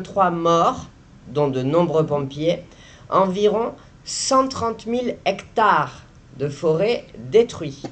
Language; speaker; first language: French; native; French